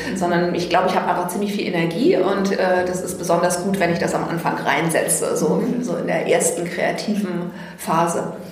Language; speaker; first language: German; native; German